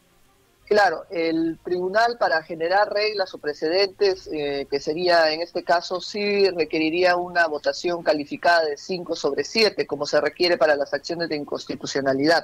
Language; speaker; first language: Spanish; native; Spanish